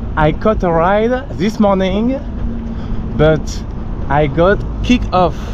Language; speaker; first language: English; non-native, fluent; French